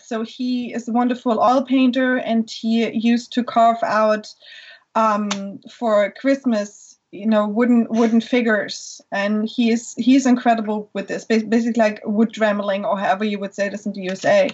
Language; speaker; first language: English; non-native, fluent; German